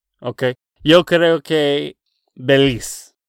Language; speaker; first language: Spanish; non-native, learner; English